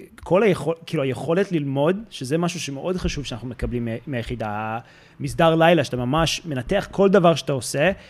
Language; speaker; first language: Hebrew; early bilingual, heritage; Hebrew